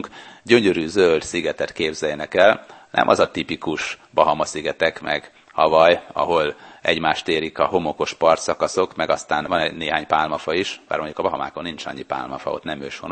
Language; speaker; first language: Hungarian; native; Hungarian